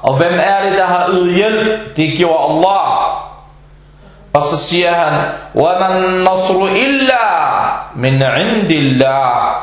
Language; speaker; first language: Danish; non-native, fluent; Arabic